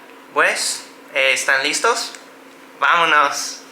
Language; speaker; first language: Spanish; non-native, learner; Chinese